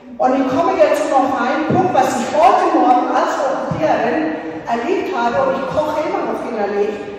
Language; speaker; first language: German; non-native, fluent; Greek